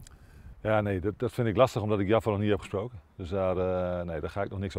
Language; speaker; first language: Dutch; native; Dutch